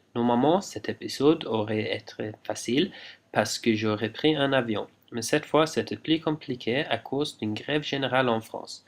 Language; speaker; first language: French; non-native, fluent; English